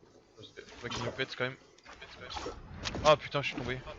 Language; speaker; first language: French; native; French